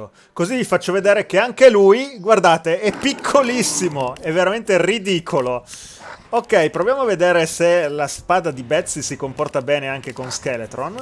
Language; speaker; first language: Italian; native; Italian